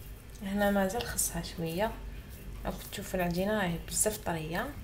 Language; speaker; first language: Arabic; native; Arabic